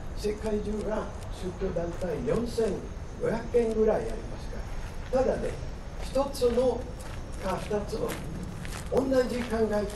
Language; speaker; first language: Japanese; non-native, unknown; Italian